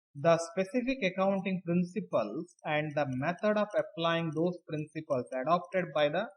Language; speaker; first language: English; non-native, local second language; Kannada